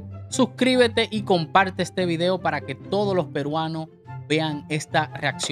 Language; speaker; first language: Spanish; native; Spanish